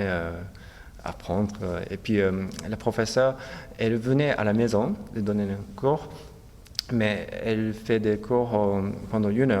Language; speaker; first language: French; non-native, fluent; Japanese